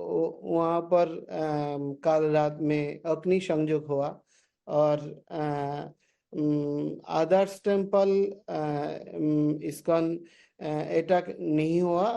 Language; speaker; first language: Hindi; non-native, learner; Bangla